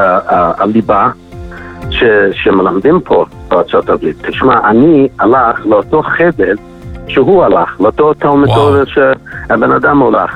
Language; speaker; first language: Hebrew; non-native, fluent; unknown